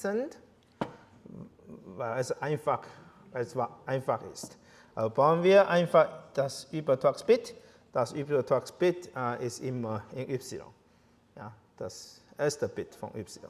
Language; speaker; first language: German; non-native, learner; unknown